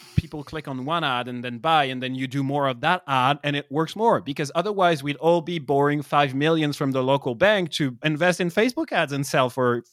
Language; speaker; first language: English; non-native, fluent; French